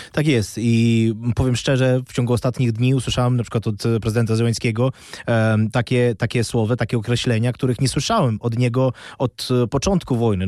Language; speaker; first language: Polish; non-native, fluent; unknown